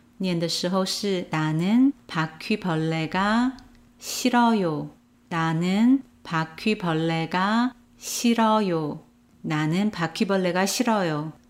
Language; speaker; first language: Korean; non-native, fluent; Chinese